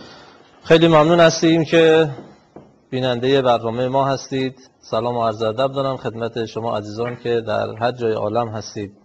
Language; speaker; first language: Persian; native; Persian